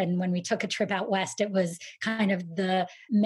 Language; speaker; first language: English; native; English